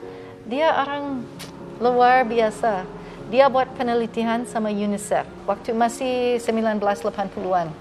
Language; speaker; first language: Indonesian; non-native, fluent; English